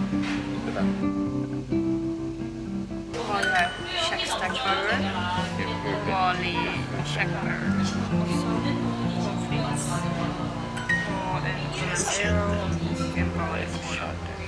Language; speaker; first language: Swedish; early bilingual, heritage; Korean